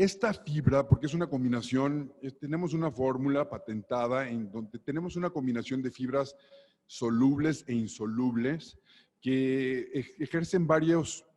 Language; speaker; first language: Spanish; native; Spanish